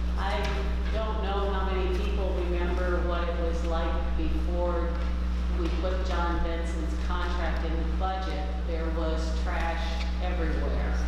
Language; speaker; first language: English; native; English